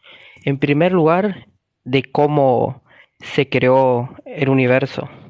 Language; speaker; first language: Spanish; native; Spanish